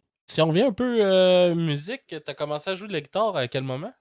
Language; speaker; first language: French; native; French